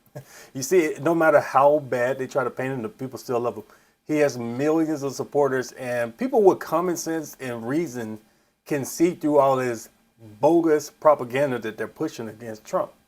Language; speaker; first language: English; native; English